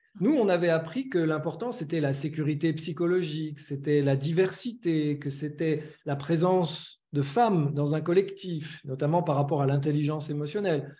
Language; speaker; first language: French; native; French